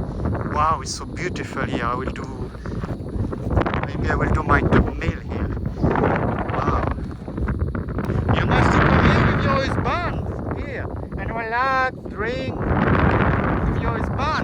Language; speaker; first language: English; non-native, learner; French